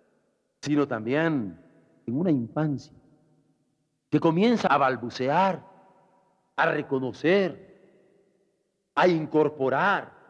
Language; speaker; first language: Spanish; native; Spanish